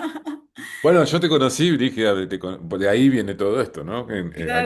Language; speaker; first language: Spanish; native; Spanish